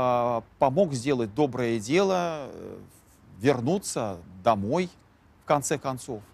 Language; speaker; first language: Russian; native; Russian